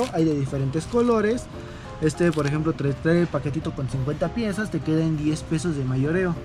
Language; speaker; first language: Spanish; native; Spanish